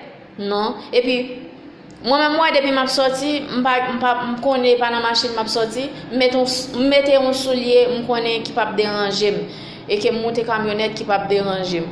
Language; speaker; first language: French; non-native, local second language; Haitian Creole